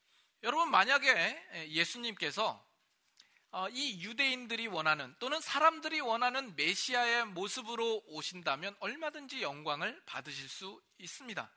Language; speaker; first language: Korean; native; Korean